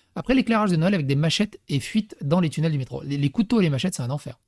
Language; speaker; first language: French; early bilingual, other home language; Serbian